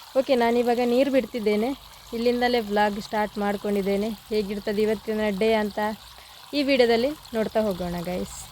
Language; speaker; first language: Kannada; non-native, local second language; Tulu